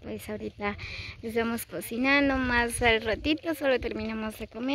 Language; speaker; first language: Spanish; native; Spanish